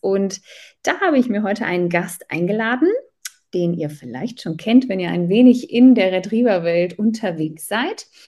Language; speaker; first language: German; native; German